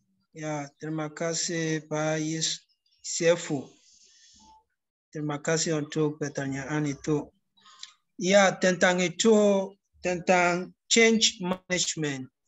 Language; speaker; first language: Indonesian; non-native, learner; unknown